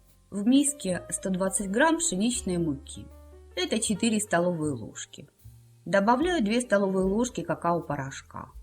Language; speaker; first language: Russian; native; Russian